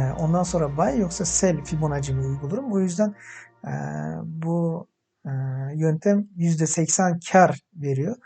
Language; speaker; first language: Turkish; non-native, fluent; Uzbek